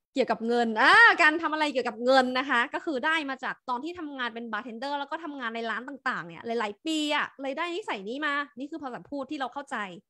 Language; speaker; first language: Thai; native; Thai